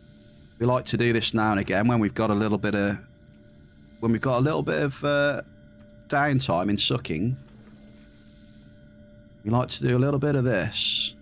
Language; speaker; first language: English; native; English